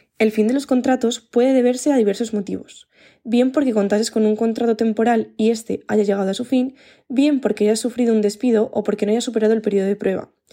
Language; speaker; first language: Spanish; native; Spanish